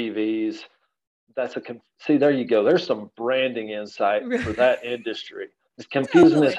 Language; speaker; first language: English; native; English